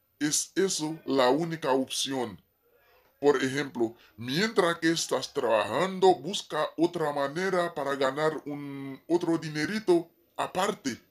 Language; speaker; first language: Spanish; non-native, fluent; Haitian Creole